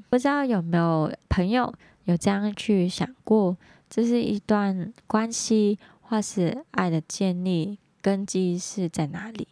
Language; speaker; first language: Chinese; non-native, local second language; Cantonese